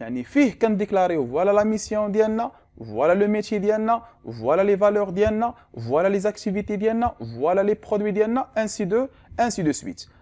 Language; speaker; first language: French; non-native, local second language; Arabic